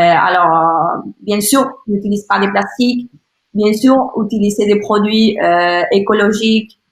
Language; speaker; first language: French; non-native, learner; Spanish